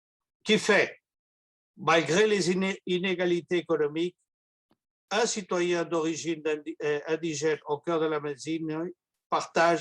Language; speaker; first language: French; non-native, fluent; Portuguese